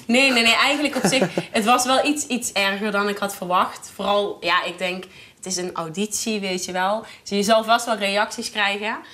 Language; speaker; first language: Dutch; native; Dutch